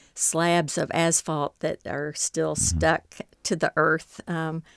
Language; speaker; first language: English; native; English